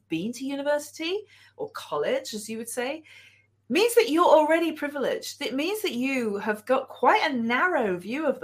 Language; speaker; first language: English; native; English